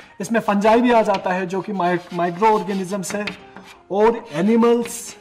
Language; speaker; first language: Hindi; non-native, local second language; Ladakhi